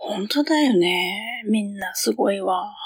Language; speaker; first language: Japanese; native; Japanese